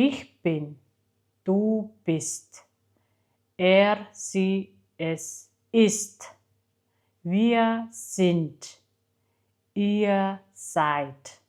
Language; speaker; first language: German; non-native, fluent; Mongolian